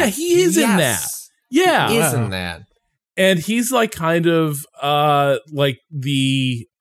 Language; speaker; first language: English; native; English